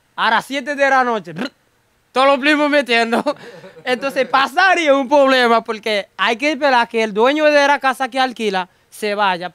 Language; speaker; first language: Spanish; non-native, learner; Haitian Creole